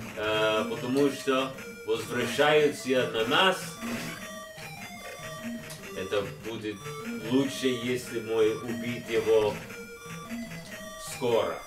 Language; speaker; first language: Russian; non-native, learner; English